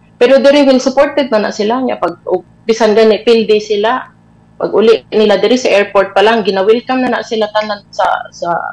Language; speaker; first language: Cebuano; non-native, local second language; Aklanon